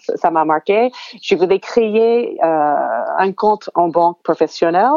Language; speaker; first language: French; non-native, fluent; English